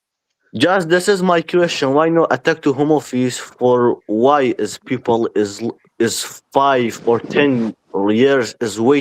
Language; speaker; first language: English; non-native, learner; Persian